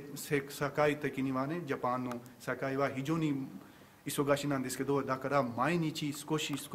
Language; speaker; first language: Japanese; non-native, learner; Urdu